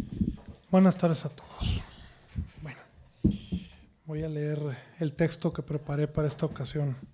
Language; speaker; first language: Spanish; native; Spanish